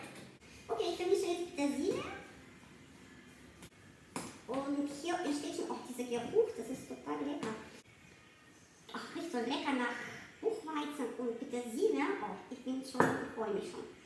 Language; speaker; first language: German; non-native, fluent; Russian